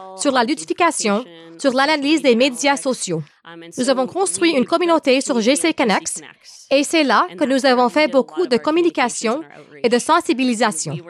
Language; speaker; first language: French; native; French